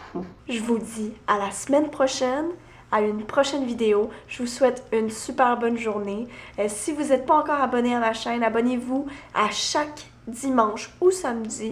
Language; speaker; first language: French; native; French